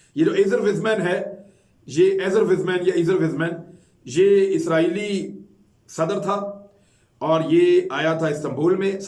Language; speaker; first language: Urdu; native; Urdu